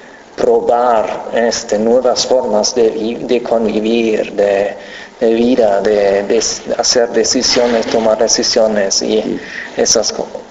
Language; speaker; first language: Spanish; non-native, fluent; German